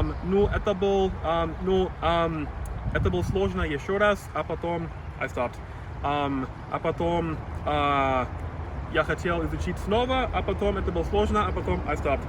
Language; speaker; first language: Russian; non-native, learner; English